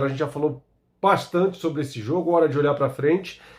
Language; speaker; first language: Portuguese; native; Portuguese